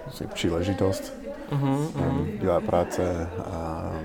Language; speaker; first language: Czech; non-native, learner; English